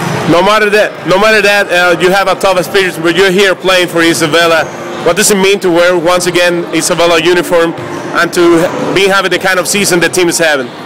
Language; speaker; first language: English; non-native, fluent; Spanish